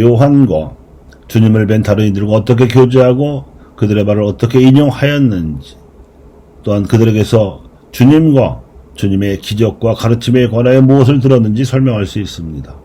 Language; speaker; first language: Korean; native; Korean